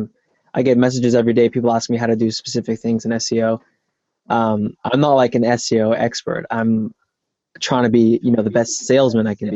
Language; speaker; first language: English; native; English